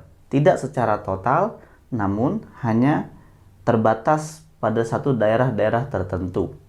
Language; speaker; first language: Indonesian; native; Indonesian